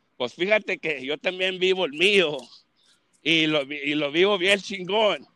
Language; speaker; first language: Spanish; early bilingual, heritage; Spanish